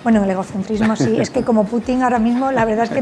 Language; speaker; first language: Spanish; native; Spanish